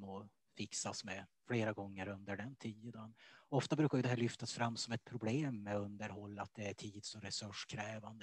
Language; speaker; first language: Swedish; native; Swedish